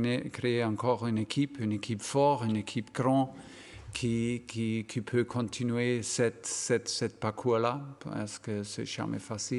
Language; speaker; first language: French; non-native, fluent; German